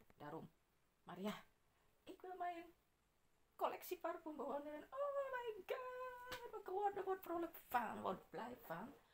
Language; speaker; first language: Dutch; non-native, learner; Indonesian